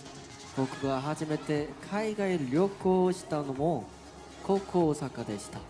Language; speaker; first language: Japanese; non-native, learner; Korean